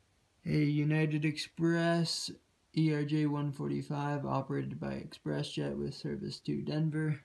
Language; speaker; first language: English; native; English